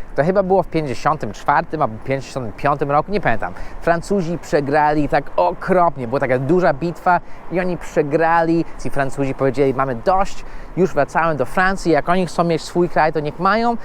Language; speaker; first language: Polish; non-native, fluent; English